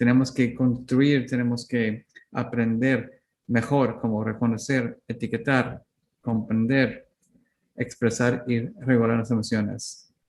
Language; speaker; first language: Spanish; non-native, learner; English